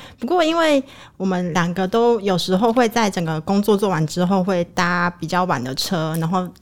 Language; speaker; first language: Chinese; native; Chinese